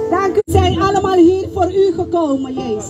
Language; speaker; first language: Dutch; non-native, local second language; Papiamento